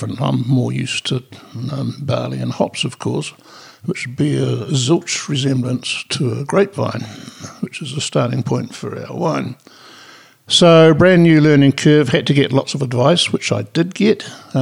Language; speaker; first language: English; native; English